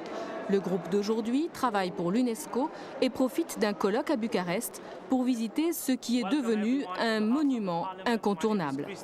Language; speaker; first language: French; native; French